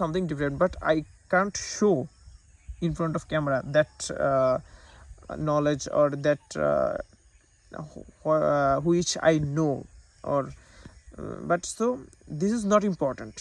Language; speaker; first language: English; non-native, learner; Bangla